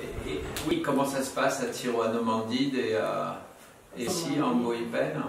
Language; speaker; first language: French; native; French